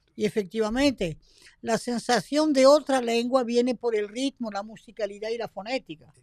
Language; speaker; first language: Spanish; non-native, fluent; French